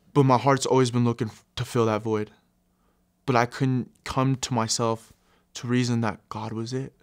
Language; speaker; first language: English; native; English